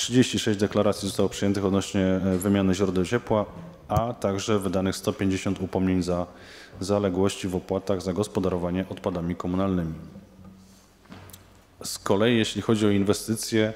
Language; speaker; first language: Polish; native; Polish